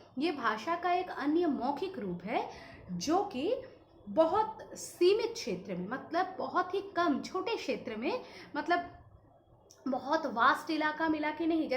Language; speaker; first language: Hindi; non-native, local second language; Bangla